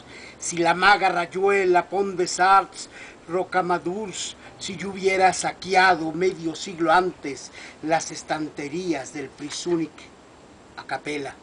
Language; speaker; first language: Spanish; native; Spanish